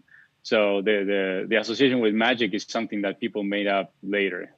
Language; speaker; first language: English; non-native, fluent; Spanish